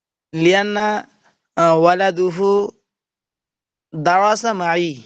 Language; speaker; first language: Arabic; non-native, learner; Bangla